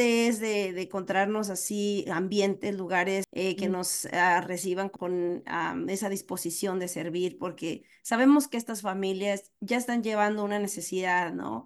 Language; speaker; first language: Spanish; native; Spanish